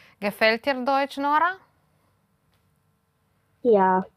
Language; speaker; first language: German; non-native, fluent; Romanian